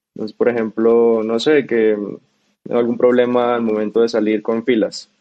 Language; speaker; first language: Spanish; native; Spanish